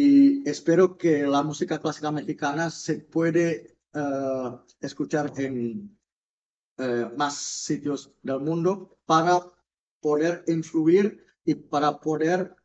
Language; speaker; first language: Spanish; non-native, fluent; Indonesian